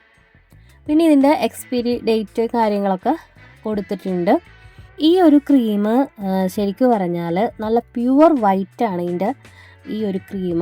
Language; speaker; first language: Malayalam; native; Malayalam